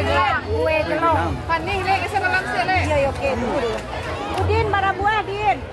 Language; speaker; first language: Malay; non-native, local second language; Minangkabau